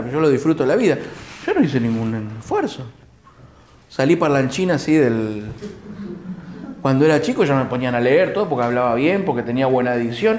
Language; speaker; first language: Spanish; native; Spanish